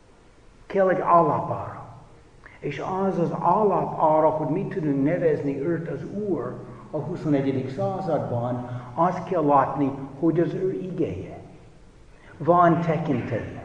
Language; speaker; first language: Hungarian; non-native, fluent; English